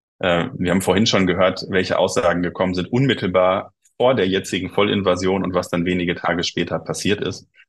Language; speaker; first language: German; native; German